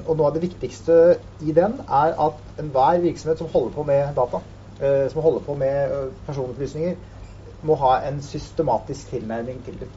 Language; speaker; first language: Norwegian; native; Norwegian